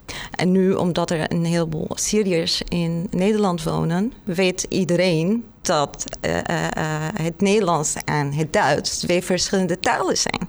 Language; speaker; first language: Dutch; non-native, fluent; Arabic